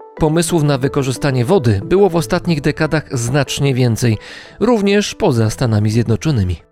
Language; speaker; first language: Polish; native; Polish